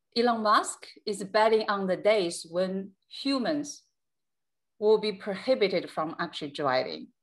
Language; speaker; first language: English; non-native, fluent; Chinese